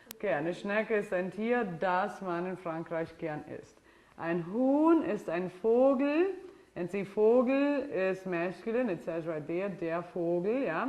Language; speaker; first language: German; non-native, fluent; English